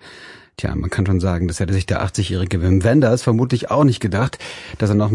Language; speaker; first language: German; native; German